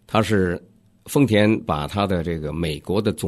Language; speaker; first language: Chinese; native; Chinese